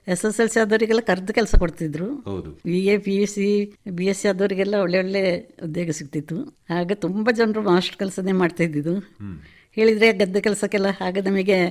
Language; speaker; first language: Kannada; non-native, local second language; Kodava